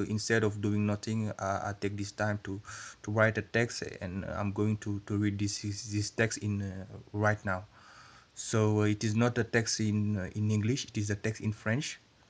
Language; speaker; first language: English; non-native, learner; Wolof